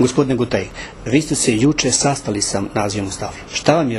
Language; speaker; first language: Serbian; native; Serbian